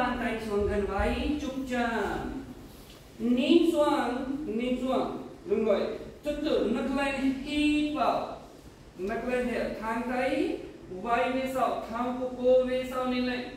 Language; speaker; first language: Vietnamese; non-native, learner; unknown